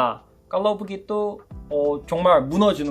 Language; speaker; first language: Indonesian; non-native, fluent; Korean